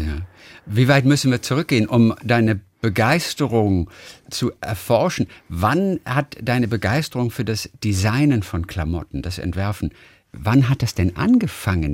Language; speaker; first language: German; native; German